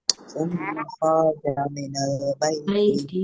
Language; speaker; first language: Arabic; non-native, learner; Bangla